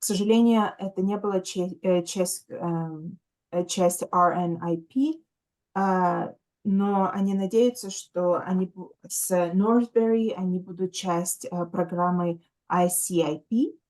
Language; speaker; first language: Russian; early bilingual, heritage; Russian